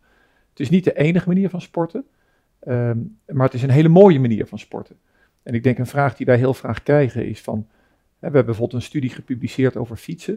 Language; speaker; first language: Dutch; native; Dutch